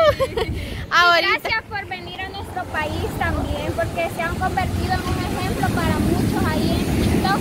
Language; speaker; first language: Spanish; native; Spanish